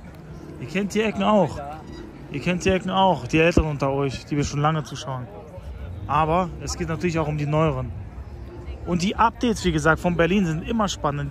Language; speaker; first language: German; native; German